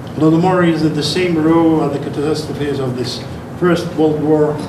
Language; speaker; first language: English; non-native, fluent; Ukrainian